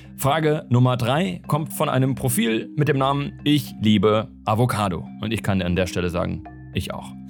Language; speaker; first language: German; native; German